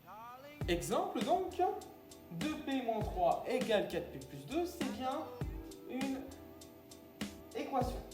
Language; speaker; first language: French; native; French